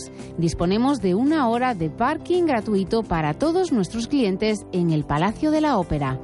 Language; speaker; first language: Spanish; native; Spanish